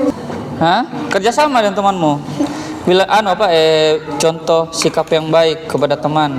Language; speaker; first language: Indonesian; native; Indonesian